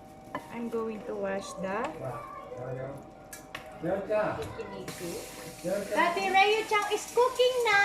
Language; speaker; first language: English; non-native, learner; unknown